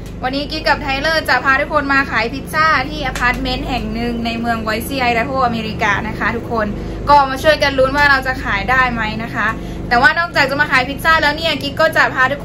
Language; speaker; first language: Thai; native; Thai